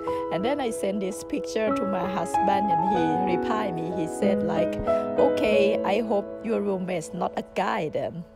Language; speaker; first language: English; non-native, learner; Thai